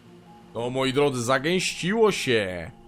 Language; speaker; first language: Polish; native; Polish